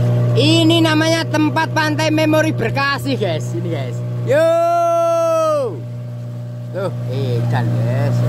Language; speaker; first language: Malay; non-native, local second language; Javanese